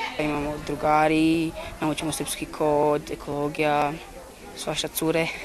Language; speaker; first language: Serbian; early bilingual, heritage; Serbian